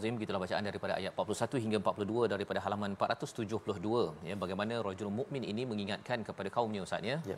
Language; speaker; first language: Malay; native; Malay